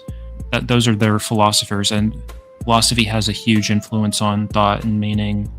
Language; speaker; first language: English; native; English